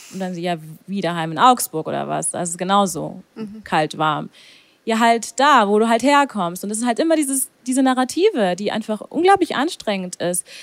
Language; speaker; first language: German; native; German